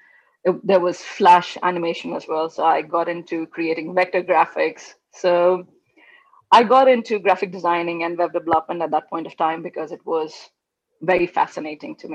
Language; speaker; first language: English; non-native, local second language; Hindi